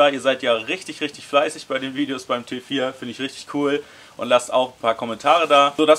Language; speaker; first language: German; native; German